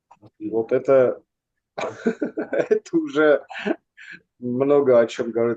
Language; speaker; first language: Russian; non-native, local second language; Armenian